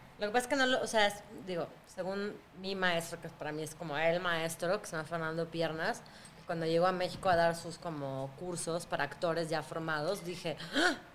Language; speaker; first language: Spanish; early bilingual, other home language; Russian